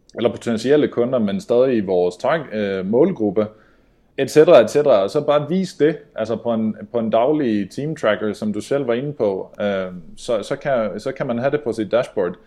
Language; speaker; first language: Danish; native; Danish